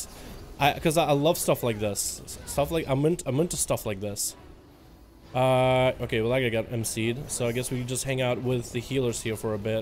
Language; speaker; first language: English; native; English